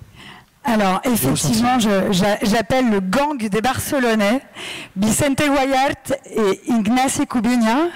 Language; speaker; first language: French; native; French